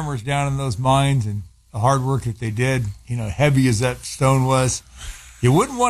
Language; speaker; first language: English; native; English